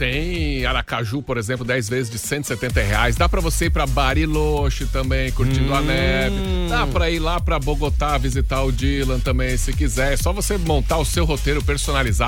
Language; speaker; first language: Portuguese; native; Portuguese